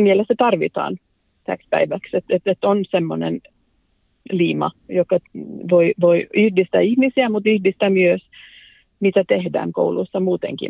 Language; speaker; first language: Finnish; non-native, local second language; Swedish